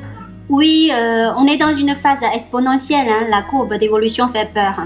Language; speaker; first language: French; non-native, fluent; Chinese